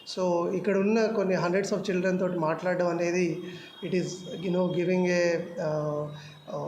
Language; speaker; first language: English; non-native, local second language; Telugu